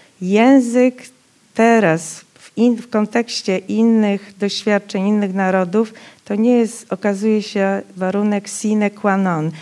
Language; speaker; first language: Polish; non-native, local second language; Rusyn